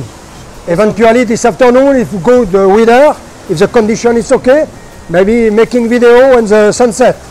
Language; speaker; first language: English; non-native, learner; French